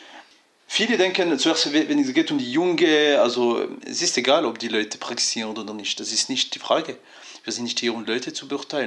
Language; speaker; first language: German; non-native, fluent; French